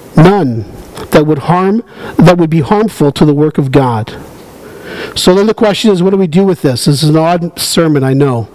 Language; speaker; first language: English; native; English